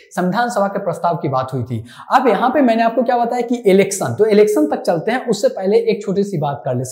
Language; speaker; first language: Hindi; non-native, local second language; Maithili